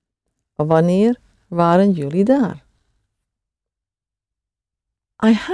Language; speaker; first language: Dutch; non-native, fluent; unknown